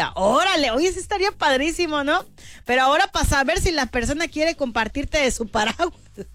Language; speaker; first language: Spanish; native; Spanish